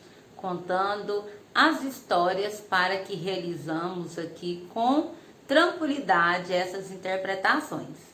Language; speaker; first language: Portuguese; native; Portuguese